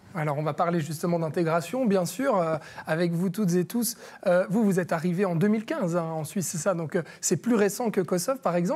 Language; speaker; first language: French; native; French